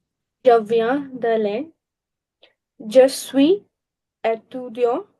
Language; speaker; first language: French; non-native, learner; Hindi